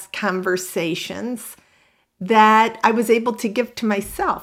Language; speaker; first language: English; native; English